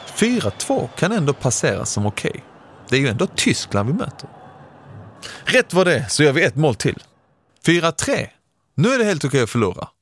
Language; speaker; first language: Swedish; early bilingual, other home language; Persian